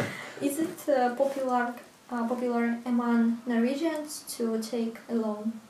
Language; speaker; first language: English; non-native, learner; Russian